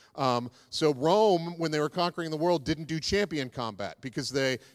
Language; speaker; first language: English; native; English